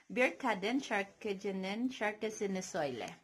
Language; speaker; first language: Turkish; non-native, learner; Filipino